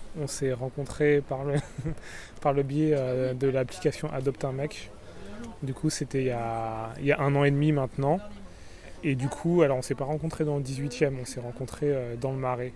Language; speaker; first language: French; native; French